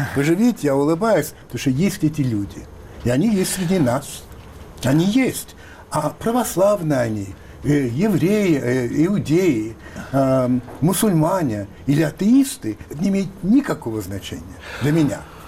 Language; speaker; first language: Russian; non-native, fluent; French